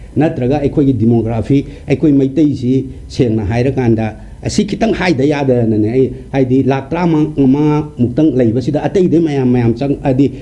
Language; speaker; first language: Manipuri; non-native, local second language; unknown